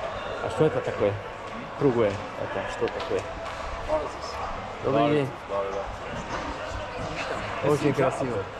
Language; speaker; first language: Russian; non-native, learner; Polish